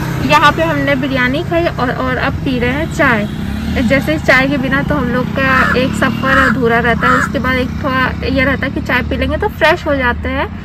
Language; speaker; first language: Hindi; native; Hindi